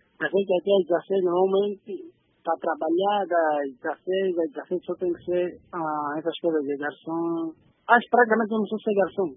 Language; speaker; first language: Portuguese; native; Portuguese